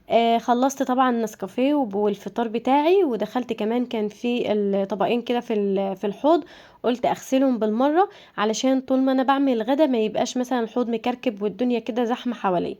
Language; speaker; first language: Arabic; native; Arabic